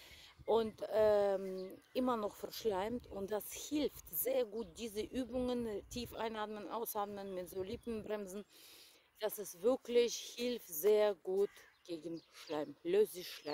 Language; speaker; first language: German; non-native, fluent; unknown